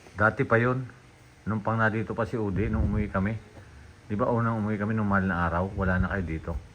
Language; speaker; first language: Filipino; native; Filipino